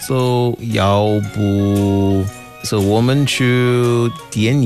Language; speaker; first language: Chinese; non-native, learner; English